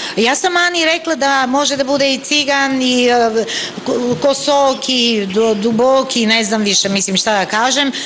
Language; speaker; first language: Serbian; non-native, local second language; Turkish